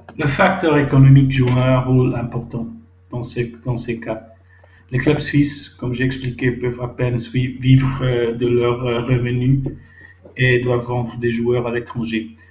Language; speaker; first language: French; non-native, local second language; Swiss German